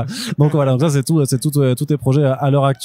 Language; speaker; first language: French; native; French